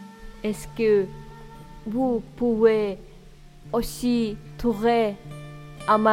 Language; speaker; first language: French; non-native, learner; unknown